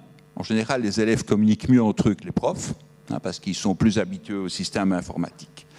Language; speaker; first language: French; native; French